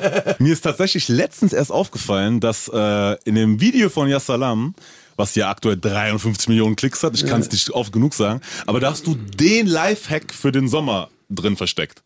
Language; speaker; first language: German; native; German